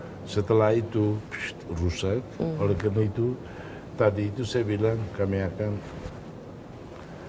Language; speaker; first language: Indonesian; non-native, fluent; Tetum